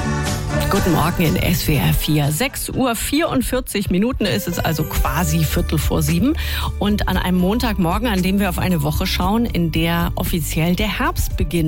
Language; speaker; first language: German; native; German